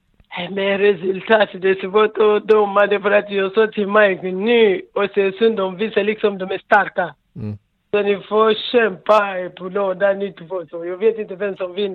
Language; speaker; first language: Swedish; non-native, learner; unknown